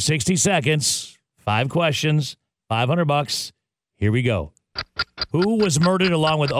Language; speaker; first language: English; native; English